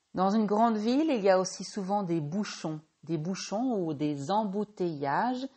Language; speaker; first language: French; native; French